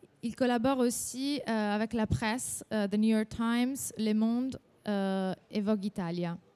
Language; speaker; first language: French; non-native, fluent; Italian